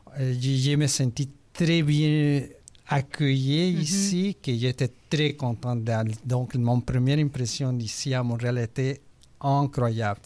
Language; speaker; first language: French; non-native, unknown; Spanish